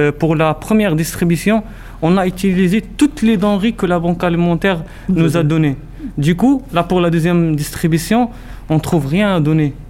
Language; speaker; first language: French; non-native, local second language; Arabic